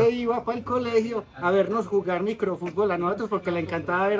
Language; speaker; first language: Spanish; native; Spanish